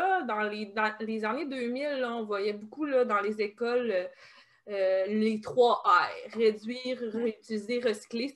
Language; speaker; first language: French; native; French